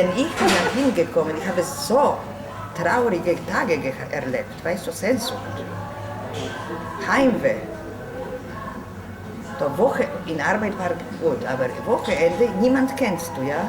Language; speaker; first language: German; non-native, learner; Polish